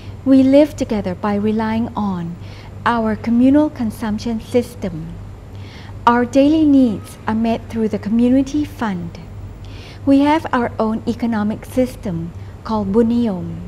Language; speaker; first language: English; non-native, fluent; Thai